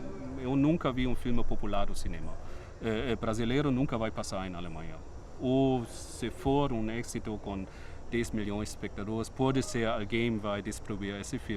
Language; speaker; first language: Portuguese; non-native, fluent; German